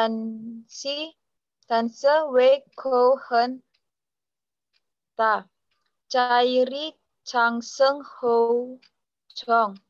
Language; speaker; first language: Chinese; non-native, learner; Indonesian